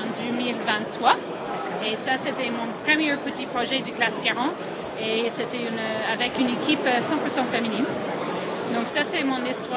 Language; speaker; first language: French; non-native, fluent; English